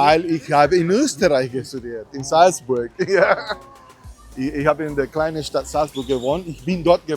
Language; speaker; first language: German; non-native, learner; Spanish